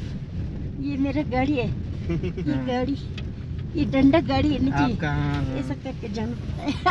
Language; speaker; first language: Hindi; non-native, local second language; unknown